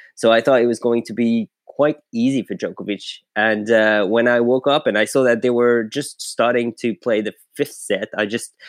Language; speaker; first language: English; non-native, fluent; French